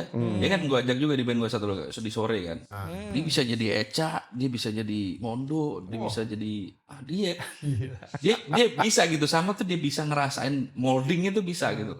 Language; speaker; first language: Indonesian; native; Indonesian